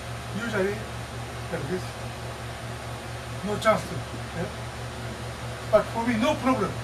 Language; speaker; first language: English; non-native, learner; Japanese